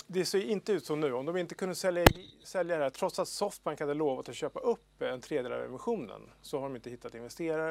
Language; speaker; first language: Swedish; native; Swedish